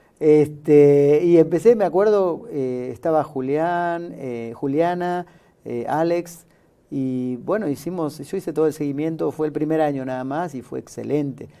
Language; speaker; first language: Spanish; native; Spanish